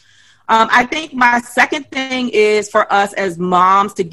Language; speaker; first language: English; native; English